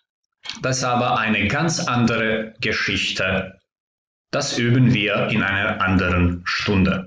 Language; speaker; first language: German; non-native, fluent; Croatian